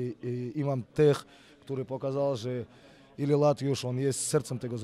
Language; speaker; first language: Polish; non-native, fluent; Russian